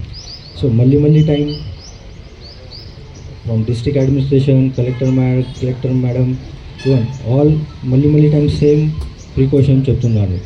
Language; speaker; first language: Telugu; non-native, learner; Hindi